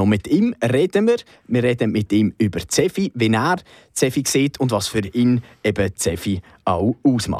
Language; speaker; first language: German; native; German